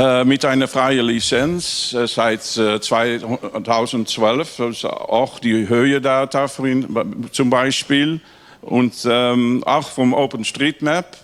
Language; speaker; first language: German; non-native, learner; Dutch